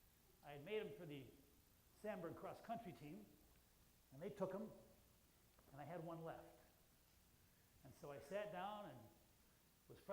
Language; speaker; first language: English; native; English